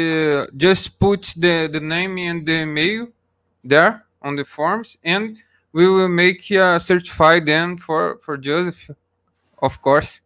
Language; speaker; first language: English; non-native, learner; Portuguese